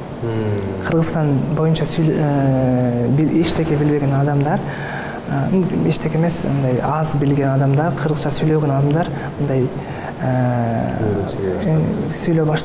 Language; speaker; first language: Kyrgyz; early bilingual, heritage; Kyrgyz